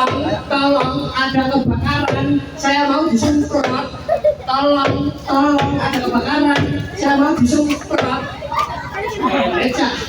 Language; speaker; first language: Indonesian; non-native, local second language; Javanese